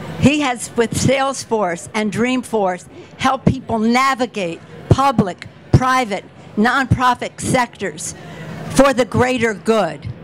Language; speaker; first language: English; native; English